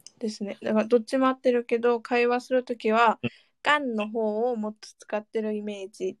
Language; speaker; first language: Japanese; non-native, fluent; Korean